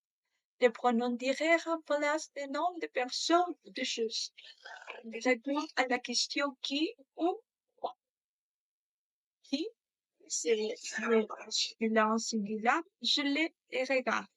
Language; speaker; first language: French; non-native, learner; Spanish